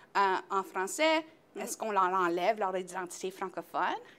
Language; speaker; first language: French; native; French